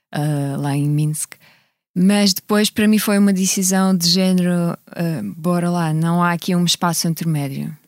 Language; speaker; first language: Portuguese; non-native, fluent; Russian